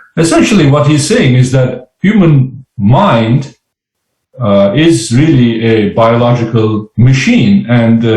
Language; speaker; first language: English; non-native, fluent; Turkish